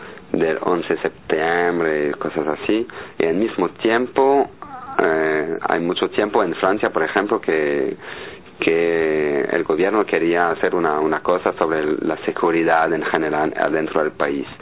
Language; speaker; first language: Spanish; non-native, learner; French